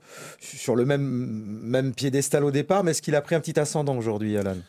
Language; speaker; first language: French; native; French